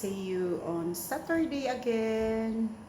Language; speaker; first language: English; non-native, local second language; Cebuano